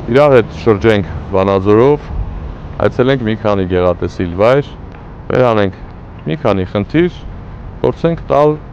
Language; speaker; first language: Armenian; native; Armenian